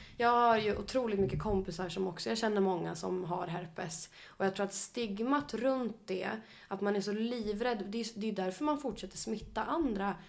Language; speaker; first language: Swedish; native; Swedish